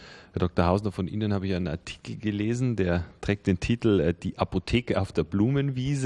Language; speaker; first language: German; native; German